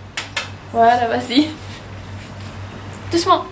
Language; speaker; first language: French; native; French